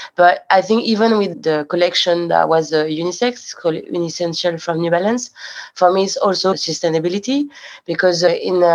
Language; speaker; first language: English; non-native, fluent; French